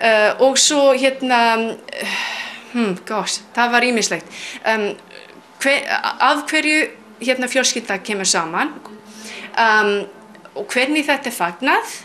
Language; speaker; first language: Icelandic; non-native, fluent; Chinese